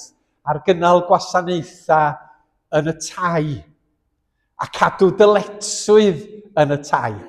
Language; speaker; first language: Welsh; native; Welsh